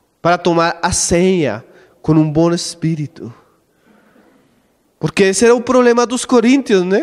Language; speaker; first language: Spanish; non-native, learner; Portuguese